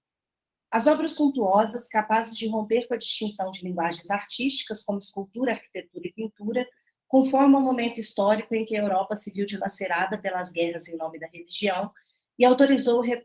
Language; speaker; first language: Portuguese; native; Portuguese